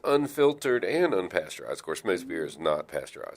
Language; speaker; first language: English; native; English